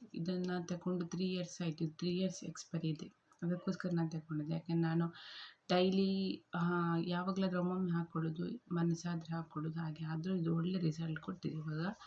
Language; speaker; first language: Kannada; native; Kannada